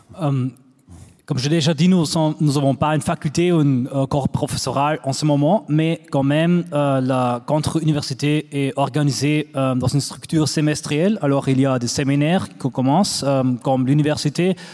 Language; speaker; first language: French; non-native, fluent; German